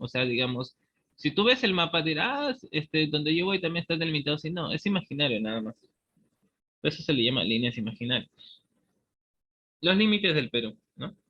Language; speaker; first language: Spanish; native; Spanish